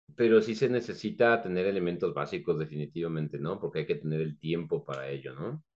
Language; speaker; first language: Spanish; native; Spanish